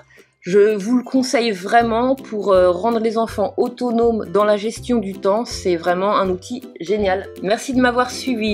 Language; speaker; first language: French; native; French